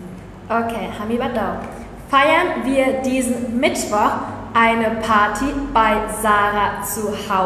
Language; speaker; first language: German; early bilingual, other home language; Vietnamese